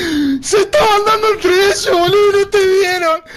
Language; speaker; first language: Spanish; native; Spanish